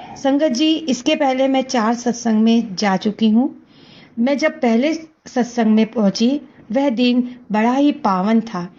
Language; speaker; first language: Hindi; native; Hindi